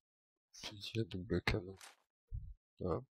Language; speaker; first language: French; native; French